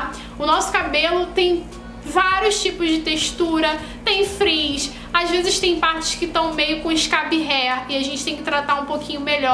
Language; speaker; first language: Portuguese; native; Portuguese